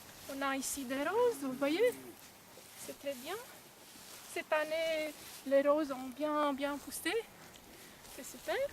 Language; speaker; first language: French; non-native, fluent; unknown